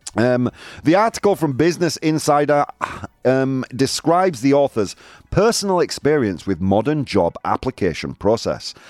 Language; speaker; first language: English; native; English